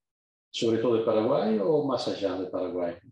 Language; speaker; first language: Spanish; non-native, fluent; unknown